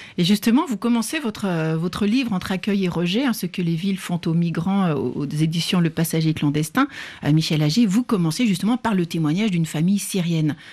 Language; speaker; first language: French; native; French